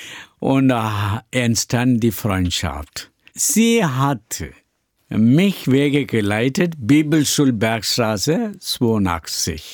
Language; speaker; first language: German; non-native, learner; Tamil